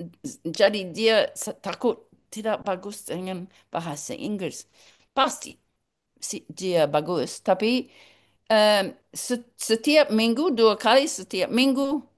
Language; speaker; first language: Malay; non-native, learner; English